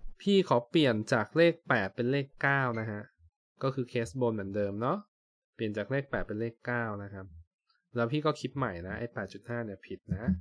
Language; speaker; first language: Thai; native; Thai